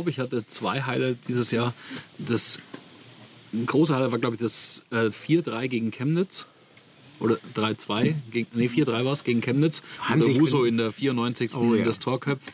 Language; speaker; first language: German; native; German